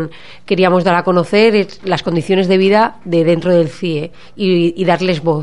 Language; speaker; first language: Spanish; native; Spanish